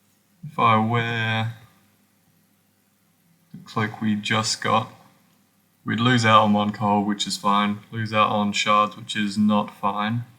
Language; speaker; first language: English; native; English